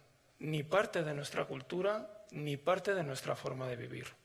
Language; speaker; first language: Spanish; native; Spanish